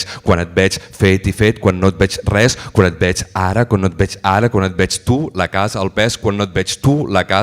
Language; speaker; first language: Catalan; native; Catalan